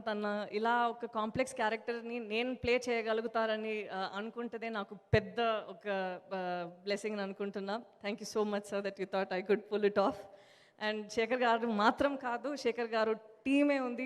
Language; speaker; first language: Telugu; non-native, local second language; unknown